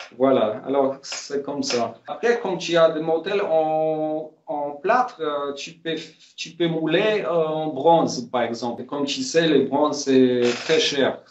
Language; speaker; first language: French; non-native, fluent; Polish